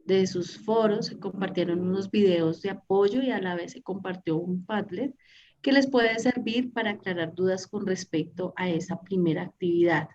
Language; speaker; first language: Spanish; native; Spanish